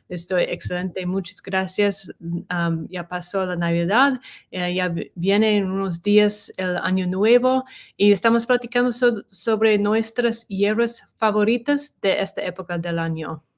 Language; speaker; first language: Spanish; non-native, learner; English